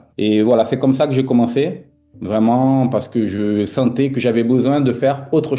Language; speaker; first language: French; non-native, fluent; Portuguese